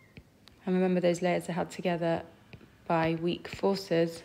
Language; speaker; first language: English; native; English